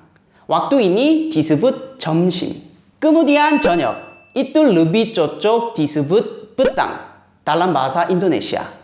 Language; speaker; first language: Indonesian; non-native, fluent; Korean